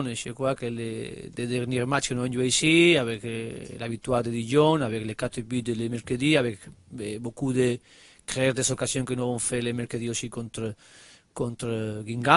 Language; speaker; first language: French; non-native, learner; Spanish